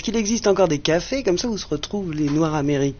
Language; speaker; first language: French; native; French